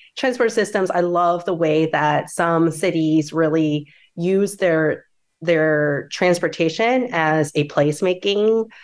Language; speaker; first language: English; native; English